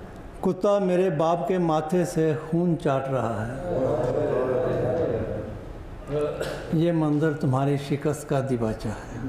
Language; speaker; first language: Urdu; non-native, local second language; Punjabi